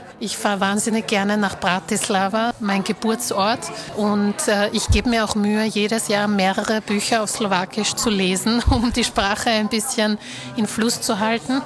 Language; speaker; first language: German; early bilingual, other home language; Slovak